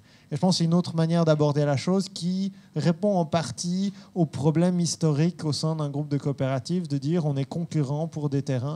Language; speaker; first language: French; native; French